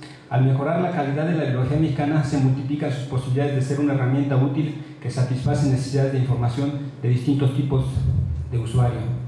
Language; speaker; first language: Spanish; native; Spanish